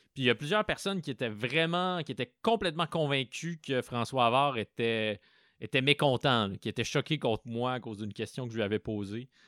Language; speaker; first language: French; native; French